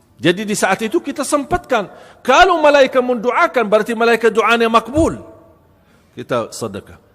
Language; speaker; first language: Malay; non-native, fluent; Arabic